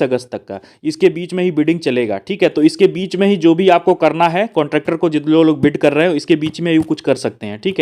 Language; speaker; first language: Hindi; native; Hindi